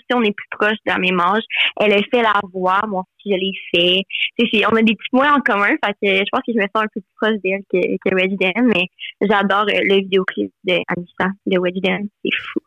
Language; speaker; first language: French; non-native, local second language; English